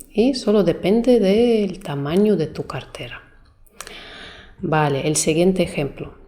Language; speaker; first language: Spanish; non-native, fluent; Russian